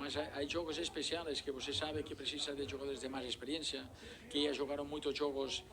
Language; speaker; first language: Portuguese; non-native, learner; Spanish